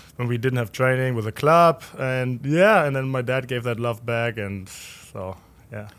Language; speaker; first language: English; non-native, fluent; German